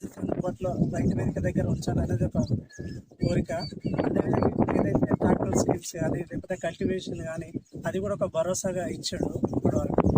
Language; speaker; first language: Telugu; native; Telugu